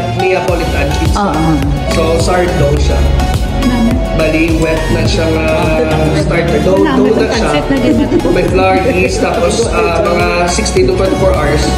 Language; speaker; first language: Filipino; non-native, local second language; Hiligaynon